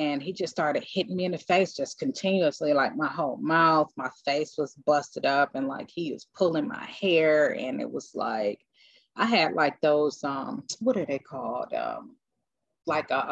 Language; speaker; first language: English; native; English